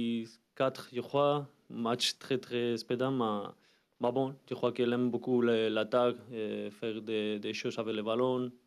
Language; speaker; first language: French; non-native, learner; Spanish